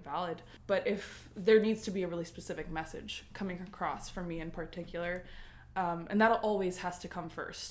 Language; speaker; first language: English; early bilingual, other home language; Spanish